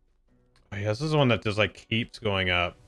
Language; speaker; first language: English; native; English